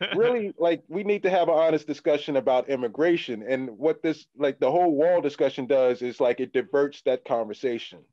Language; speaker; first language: English; native; English